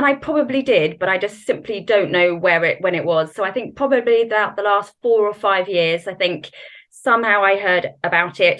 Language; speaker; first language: English; native; English